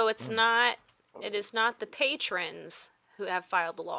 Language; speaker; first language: English; native; English